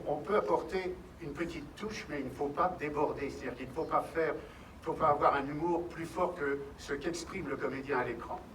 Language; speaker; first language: French; native; French